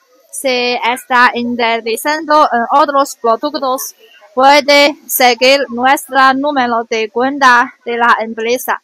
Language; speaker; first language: Spanish; non-native, learner; Chinese